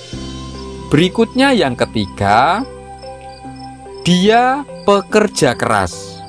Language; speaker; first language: Indonesian; non-native, local second language; Javanese